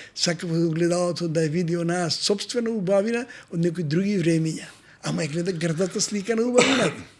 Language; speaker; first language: Macedonian; non-native, local second language; Serbian